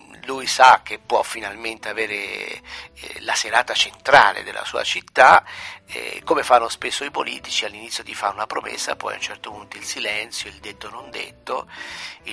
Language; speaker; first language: Italian; native; Italian